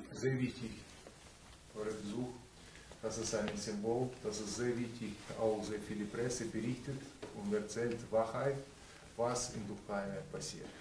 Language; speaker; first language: German; non-native, fluent; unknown